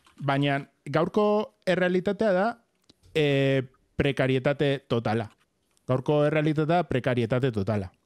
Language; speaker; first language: Basque; non-native, local second language; Spanish